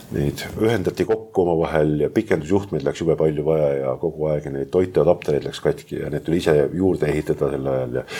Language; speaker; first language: Estonian; native; Estonian